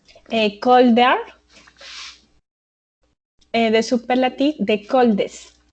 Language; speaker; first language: English; non-native, learner; Spanish